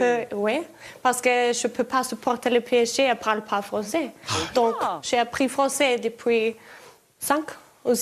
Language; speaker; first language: French; non-native, learner; German